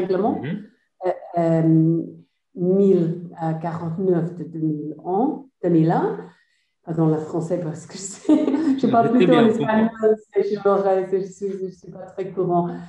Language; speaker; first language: French; non-native, fluent; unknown